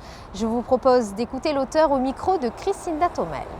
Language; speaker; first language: French; native; French